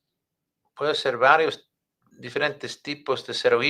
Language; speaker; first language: Spanish; non-native, fluent; English